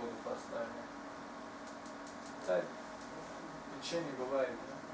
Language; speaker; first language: Russian; non-native, learner; Tajik